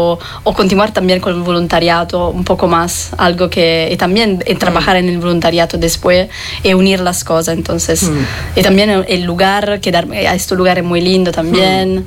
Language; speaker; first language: Spanish; non-native, fluent; French